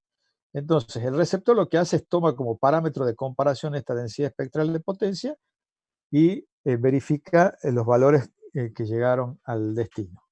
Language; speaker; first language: Spanish; native; Spanish